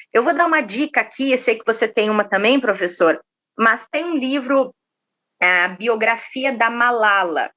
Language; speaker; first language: Portuguese; native; Portuguese